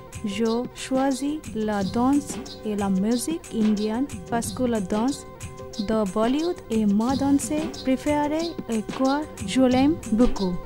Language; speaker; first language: French; non-native, learner; Bangla